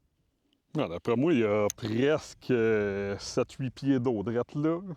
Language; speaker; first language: French; native; French